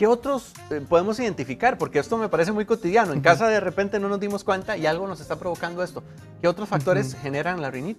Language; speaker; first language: Spanish; native; Spanish